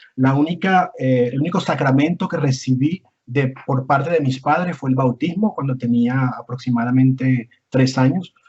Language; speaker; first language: Spanish; native; Spanish